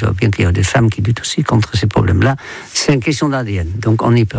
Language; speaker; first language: French; non-native, fluent; Dutch